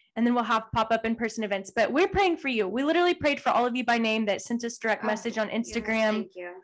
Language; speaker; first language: English; native; English